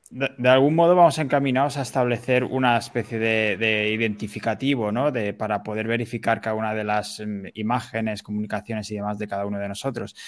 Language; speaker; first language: Spanish; native; Spanish